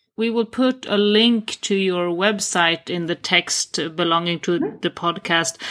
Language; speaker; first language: English; non-native, fluent; Swedish